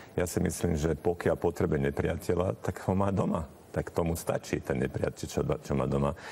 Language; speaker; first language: Slovak; non-native, local second language; Hungarian